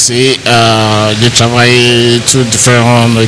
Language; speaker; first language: French; non-native, learner; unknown